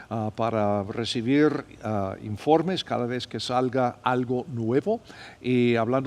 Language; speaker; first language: Spanish; non-native, fluent; English